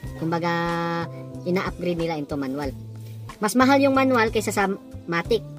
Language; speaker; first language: Filipino; non-native, local second language; Cebuano